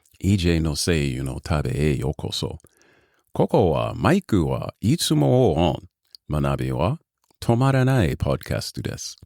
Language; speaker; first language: Japanese; non-native, learner; English